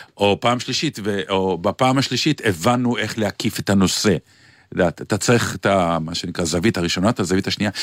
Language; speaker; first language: Hebrew; native; Hebrew